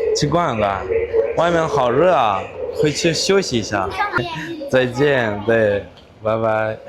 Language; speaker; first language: Chinese; non-native, fluent; Azerbaijani